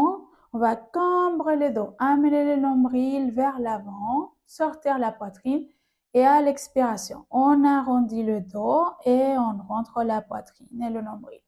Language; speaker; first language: French; native; French